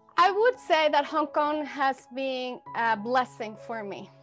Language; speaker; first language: English; non-native, fluent; Spanish